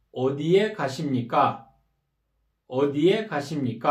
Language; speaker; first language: Korean; non-native, fluent; Kyrgyz